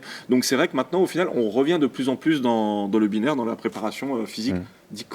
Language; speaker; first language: French; native; French